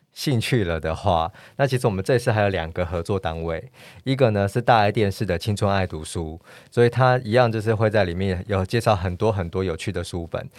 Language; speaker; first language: Chinese; native; Chinese